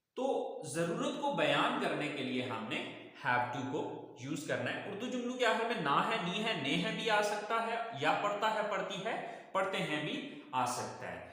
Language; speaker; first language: Urdu; native; Urdu